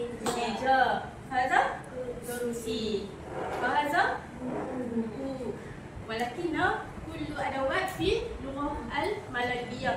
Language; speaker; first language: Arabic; non-native, learner; Malay